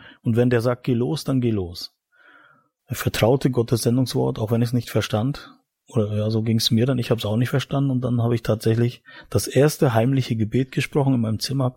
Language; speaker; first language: German; native; German